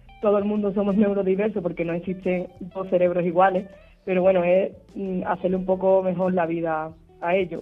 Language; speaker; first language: Spanish; native; Spanish